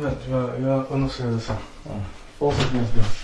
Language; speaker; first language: Danish; native; Danish